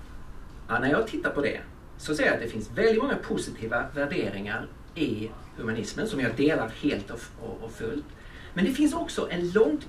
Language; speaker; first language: Swedish; native; Swedish